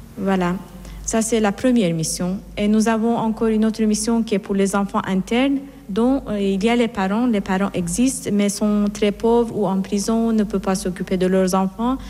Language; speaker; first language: French; non-native, fluent; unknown